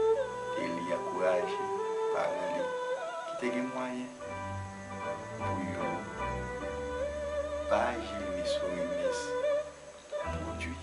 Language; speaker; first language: French; non-native, local second language; Haitian Creole